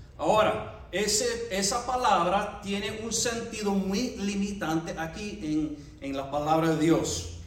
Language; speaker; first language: Spanish; non-native, fluent; English